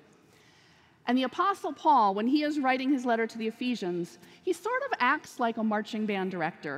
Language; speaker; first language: English; native; English